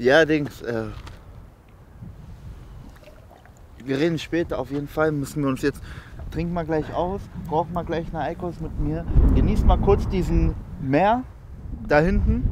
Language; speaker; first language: German; native; German